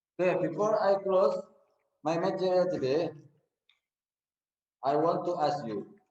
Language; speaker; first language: English; non-native, learner; Indonesian